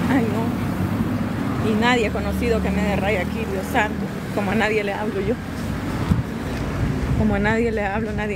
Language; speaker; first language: Spanish; native; Spanish